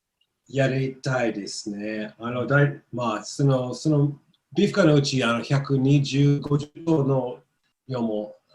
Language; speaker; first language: Japanese; non-native, learner; English